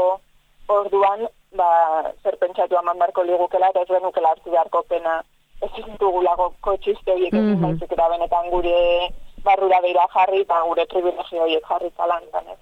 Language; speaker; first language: Basque; native; Basque